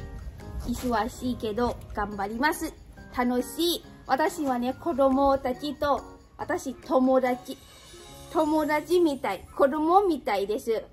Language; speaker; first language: Japanese; non-native, learner; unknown